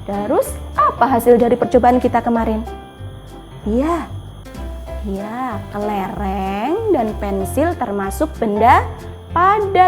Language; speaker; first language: Indonesian; native; Indonesian